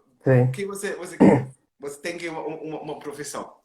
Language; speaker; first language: Portuguese; non-native, learner; German